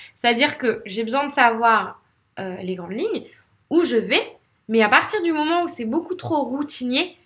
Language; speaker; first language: French; native; French